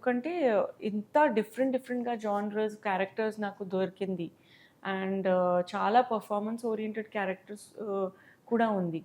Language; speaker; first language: Telugu; non-native, local second language; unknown